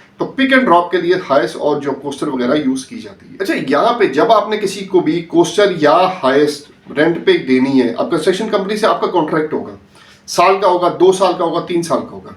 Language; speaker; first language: Urdu; native; Urdu